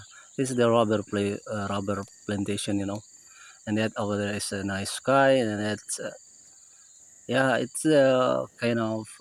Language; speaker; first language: English; non-native, learner; Indonesian